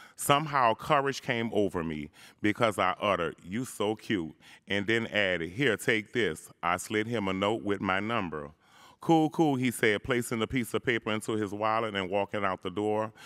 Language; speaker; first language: English; native; English